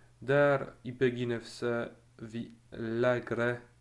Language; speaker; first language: Norwegian; non-native, learner; French